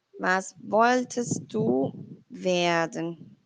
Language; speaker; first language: German; non-native, learner; Spanish